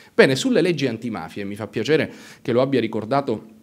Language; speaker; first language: Italian; native; Italian